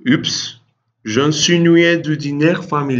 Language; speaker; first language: French; non-native, learner; Spanish